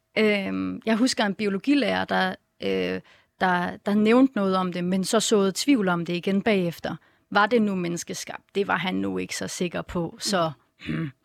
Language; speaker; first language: Danish; native; Danish